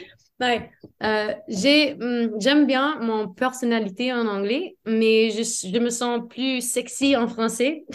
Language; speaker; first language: French; non-native, fluent; English